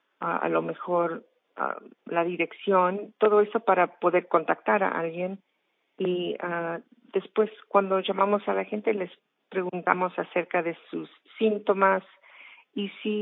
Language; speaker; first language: Spanish; non-native, fluent; English